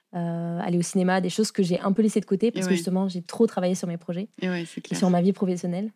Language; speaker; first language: French; native; French